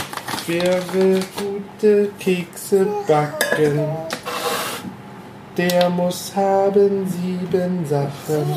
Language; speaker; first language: German; native; German